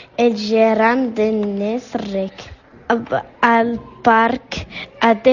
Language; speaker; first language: Catalan; non-native, learner; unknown